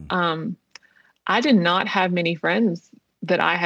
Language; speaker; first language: English; native; English